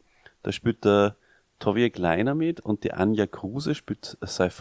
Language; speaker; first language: German; native; German